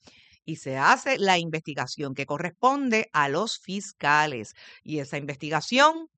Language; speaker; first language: Spanish; native; Spanish